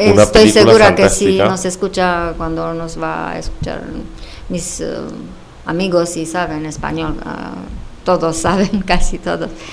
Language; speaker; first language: Spanish; non-native, fluent; Romanian